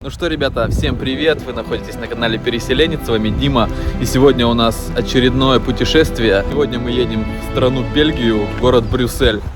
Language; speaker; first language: Russian; native; Russian